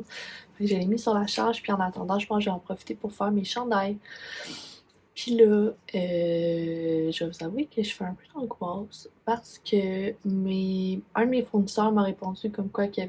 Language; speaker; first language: French; native; French